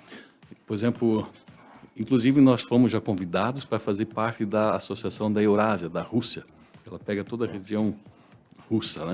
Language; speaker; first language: Portuguese; native; Portuguese